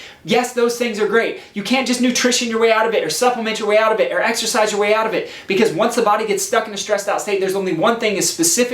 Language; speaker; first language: English; native; English